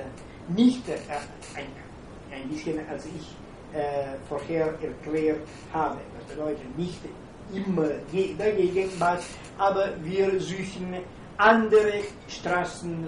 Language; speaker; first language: German; non-native, fluent; Italian